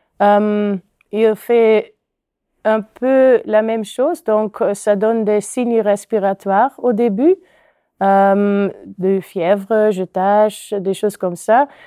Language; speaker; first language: French; non-native, local second language; Dutch